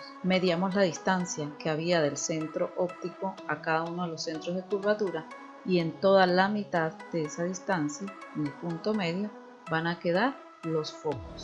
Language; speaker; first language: Spanish; native; Spanish